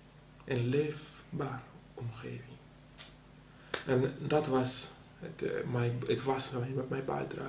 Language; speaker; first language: Dutch; non-native, local second language; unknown